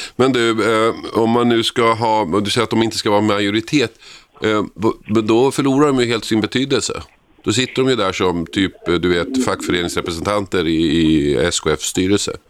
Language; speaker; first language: Swedish; native; Swedish